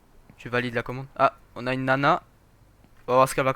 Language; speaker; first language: French; native; French